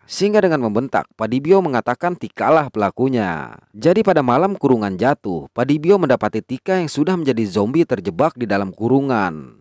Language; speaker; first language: Indonesian; native; Indonesian